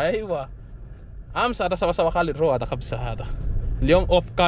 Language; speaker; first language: Arabic; non-native, learner; Filipino